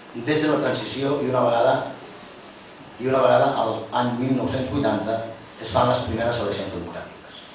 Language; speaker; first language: Catalan; non-native, local second language; Spanish